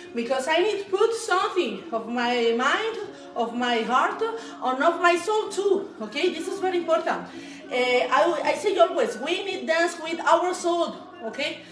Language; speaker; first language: English; non-native, learner; Spanish